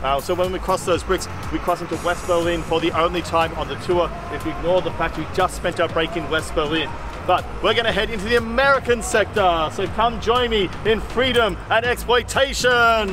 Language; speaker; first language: English; native; English